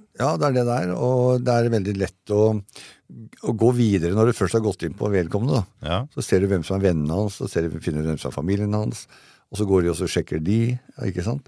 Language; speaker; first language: Norwegian; native; Norwegian